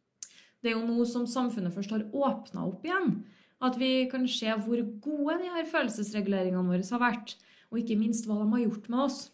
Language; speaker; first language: Norwegian; native; Norwegian